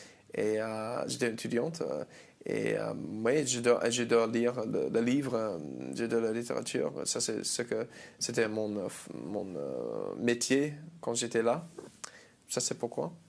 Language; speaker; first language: French; non-native, learner; English